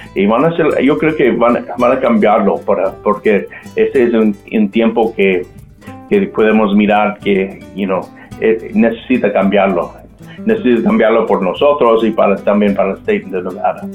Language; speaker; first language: Spanish; non-native, local second language; English